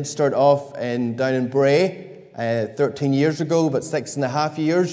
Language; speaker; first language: English; native; English